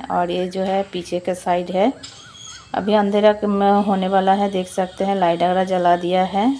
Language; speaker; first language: Hindi; non-native, local second language; Odia